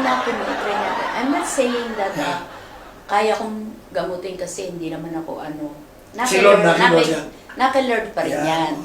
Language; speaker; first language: Filipino; native; Filipino